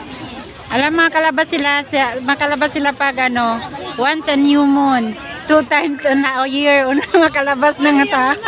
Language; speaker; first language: Filipino; non-native, local second language; Cebuano